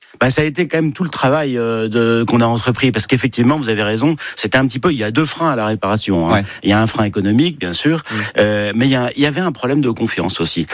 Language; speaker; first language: French; native; French